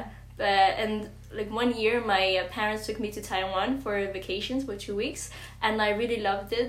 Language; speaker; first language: English; non-native, fluent; French